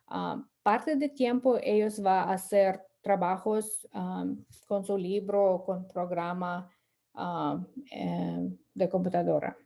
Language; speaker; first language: Spanish; non-native, fluent; English